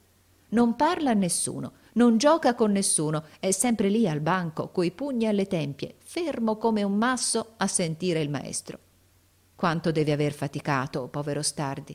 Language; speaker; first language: Italian; native; Italian